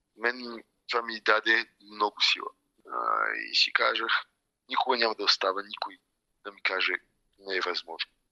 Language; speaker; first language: Bulgarian; early bilingual, heritage; Bulgarian